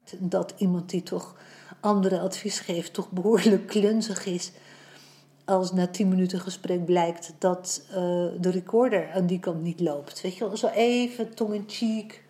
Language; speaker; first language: Dutch; native; Dutch